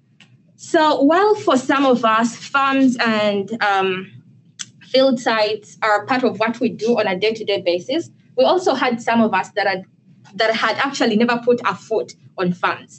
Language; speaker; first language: English; non-native, local second language; Ganda